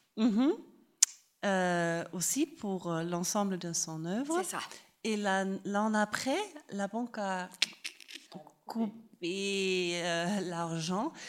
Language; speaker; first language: French; non-native, fluent; German